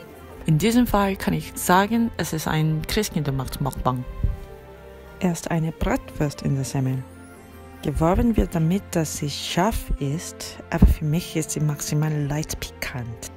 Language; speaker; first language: German; non-native, fluent; Korean